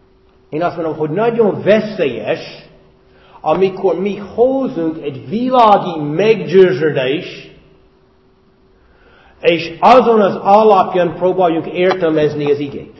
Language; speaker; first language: Hungarian; non-native, fluent; English